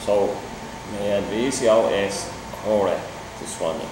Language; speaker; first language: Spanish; non-native, learner; English